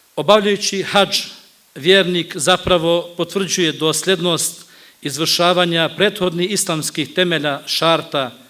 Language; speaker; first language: Bosnian; native; Bosnian